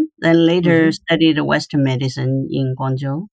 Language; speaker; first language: English; non-native, fluent; Chinese